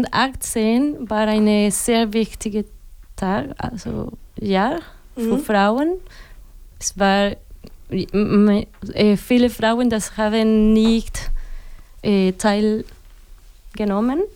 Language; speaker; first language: German; non-native, learner; Spanish